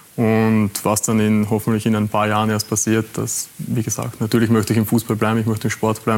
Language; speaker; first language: German; native; German